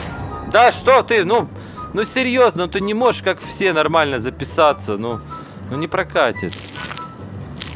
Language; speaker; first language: Russian; native; Russian